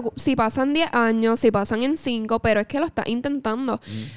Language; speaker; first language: Spanish; native; Spanish